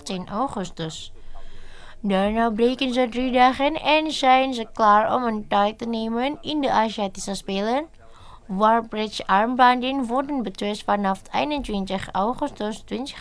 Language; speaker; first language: Dutch; non-native, fluent; Indonesian